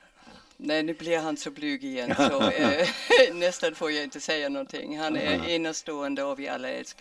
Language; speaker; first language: Swedish; non-native, fluent; German